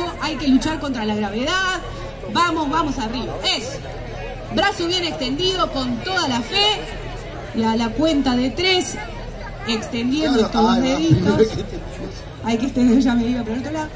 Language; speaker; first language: Spanish; native; Spanish